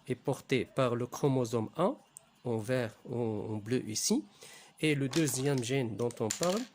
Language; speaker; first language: French; non-native, local second language; Arabic